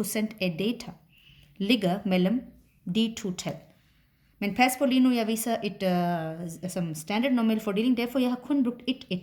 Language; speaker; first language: Danish; non-native, fluent; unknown